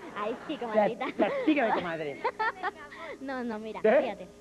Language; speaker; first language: Spanish; native; Spanish